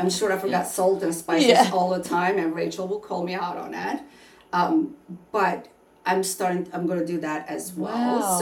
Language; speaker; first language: English; non-native, fluent; Albanian